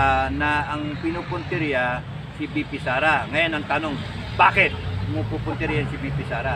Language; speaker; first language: Filipino; native; Filipino